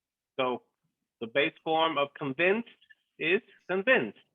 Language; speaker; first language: English; non-native, fluent; Spanish